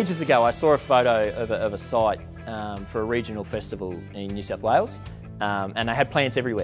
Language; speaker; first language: English; native; English